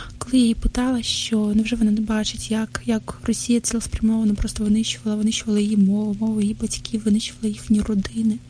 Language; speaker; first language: Ukrainian; non-native, local second language; Russian